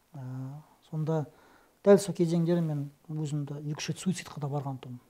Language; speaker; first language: Kazakh; non-native, local second language; Russian